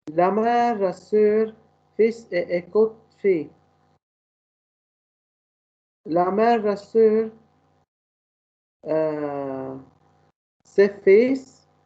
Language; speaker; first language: French; non-native, learner; Arabic